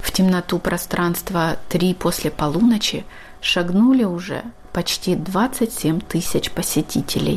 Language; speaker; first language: Russian; native; Russian